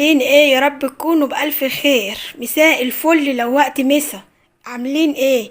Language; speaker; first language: Arabic; native; Arabic